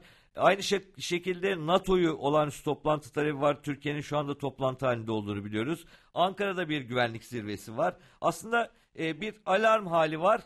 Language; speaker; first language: Turkish; native; Turkish